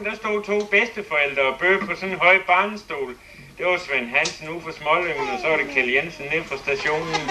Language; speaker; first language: Danish; native; Danish